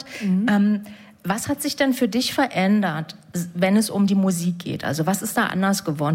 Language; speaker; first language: German; native; German